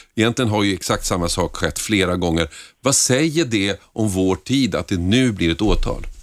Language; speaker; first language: Swedish; native; Swedish